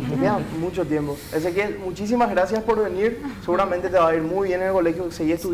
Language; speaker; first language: Spanish; native; Spanish